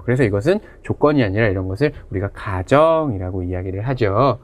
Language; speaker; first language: Korean; native; Korean